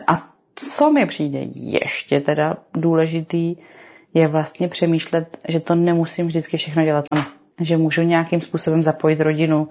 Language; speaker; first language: Czech; native; Czech